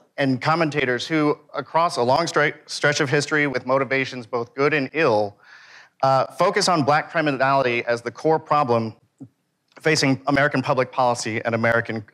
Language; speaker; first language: English; native; English